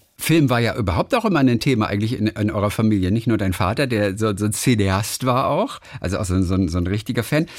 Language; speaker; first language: German; native; German